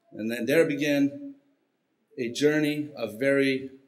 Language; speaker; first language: English; early bilingual, heritage; Spanish